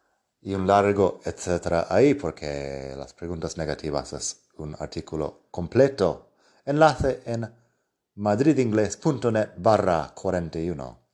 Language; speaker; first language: Spanish; non-native, fluent; English